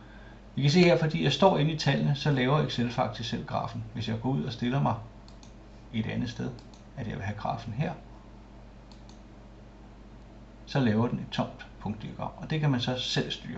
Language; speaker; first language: Danish; native; Danish